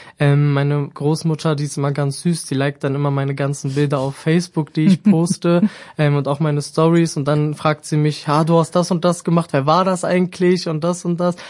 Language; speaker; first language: German; native; German